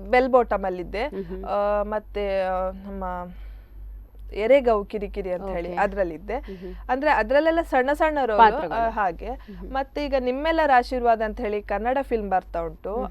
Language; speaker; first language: Kannada; non-native, local second language; Konkani